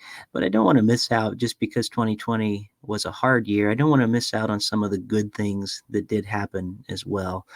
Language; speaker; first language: English; native; English